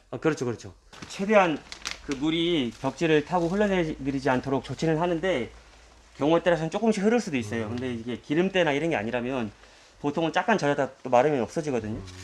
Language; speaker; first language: Korean; early bilingual, heritage; Korean